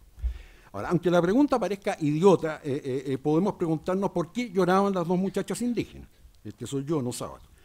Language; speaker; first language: Spanish; native; Spanish